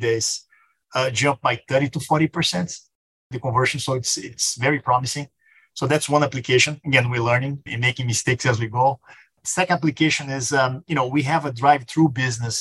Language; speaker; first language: English; non-native, fluent; Portuguese